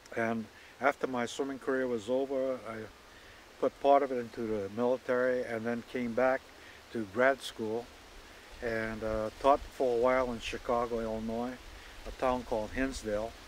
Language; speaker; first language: English; native; English